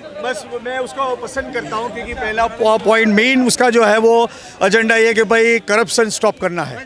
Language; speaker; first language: Hindi; native; Hindi